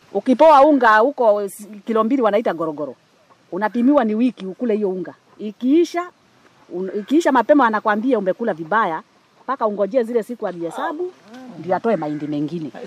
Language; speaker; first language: Swahili; non-native, local second language; Luo (Kenya and Tanzania)